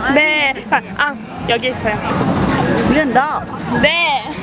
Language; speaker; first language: Korean; non-native, learner; Turkish